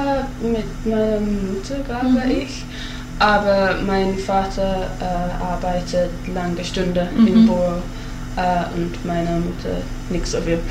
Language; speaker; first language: German; non-native, learner; English